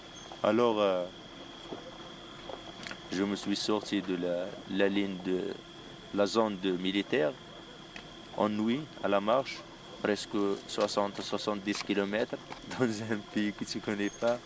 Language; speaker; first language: French; non-native, local second language; Arabic